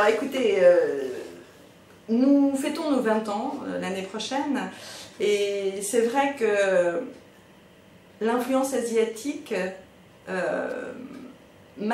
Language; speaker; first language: French; native; French